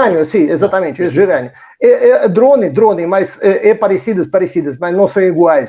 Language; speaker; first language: Portuguese; non-native, fluent; Russian